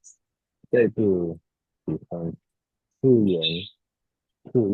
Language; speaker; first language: Chinese; non-native, learner; Indonesian